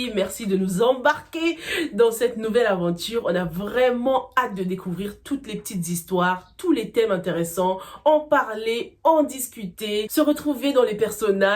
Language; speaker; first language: French; native; French